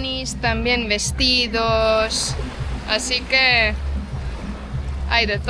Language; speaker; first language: Spanish; non-native, fluent; Estonian